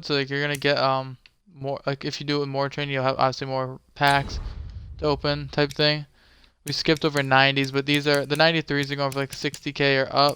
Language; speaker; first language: English; native; English